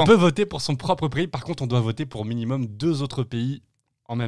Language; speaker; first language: French; native; French